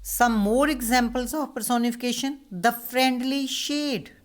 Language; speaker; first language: English; non-native, local second language; Punjabi